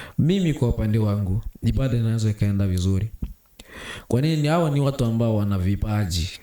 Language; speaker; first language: Swahili; native; Swahili